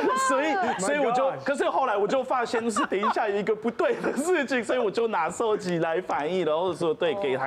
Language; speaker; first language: Chinese; non-native, fluent; French